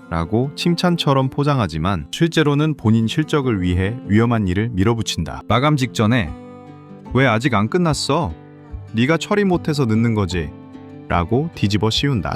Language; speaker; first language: Korean; native; Korean